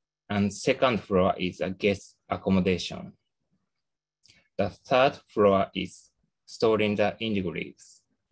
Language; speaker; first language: English; non-native, learner; Japanese